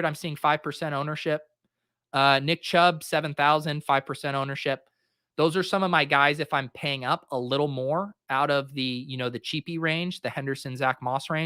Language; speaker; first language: English; native; English